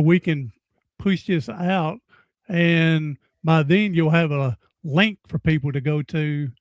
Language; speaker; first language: English; native; English